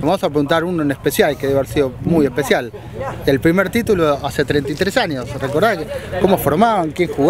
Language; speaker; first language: Spanish; native; Spanish